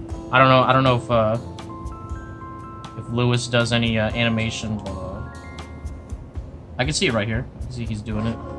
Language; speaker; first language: English; native; English